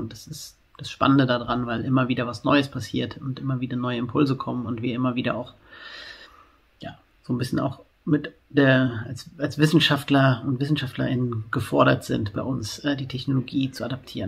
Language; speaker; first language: German; native; German